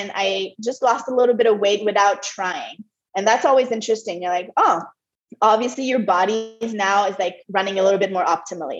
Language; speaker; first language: English; non-native, fluent; French